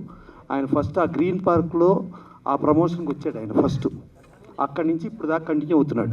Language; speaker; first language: Telugu; native; Telugu